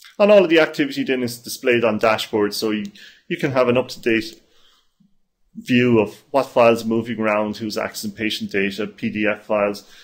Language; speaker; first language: English; native; English